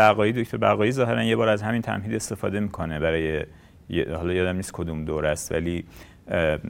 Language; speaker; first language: Persian; native; Persian